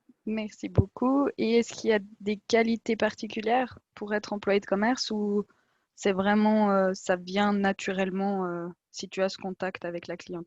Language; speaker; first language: French; native; French